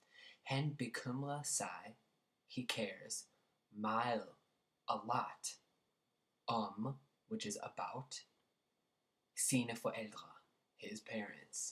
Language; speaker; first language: Danish; non-native, learner; English